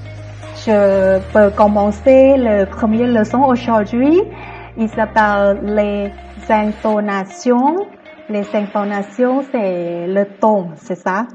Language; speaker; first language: French; non-native, fluent; Thai